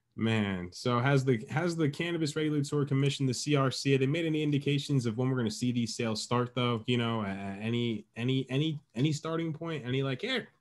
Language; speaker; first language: English; native; English